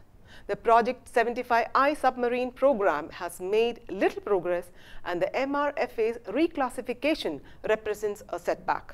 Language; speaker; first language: English; non-native, local second language; Malayalam